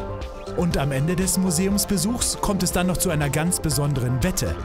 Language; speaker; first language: German; native; German